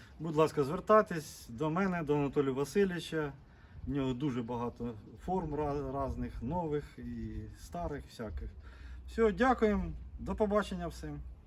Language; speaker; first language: Ukrainian; non-native, local second language; Russian